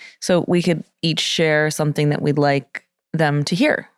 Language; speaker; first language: English; native; English